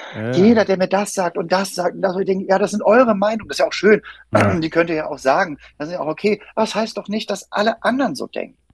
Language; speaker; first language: German; native; German